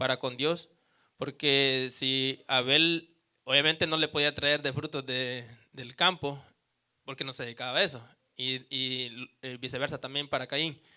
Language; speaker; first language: Spanish; native; Spanish